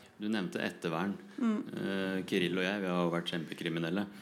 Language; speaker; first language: Norwegian; native; Norwegian